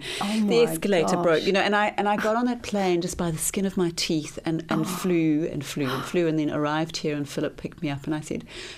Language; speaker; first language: English; native; English